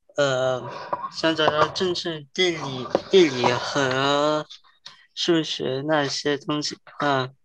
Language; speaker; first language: Chinese; early bilingual, heritage; Chinese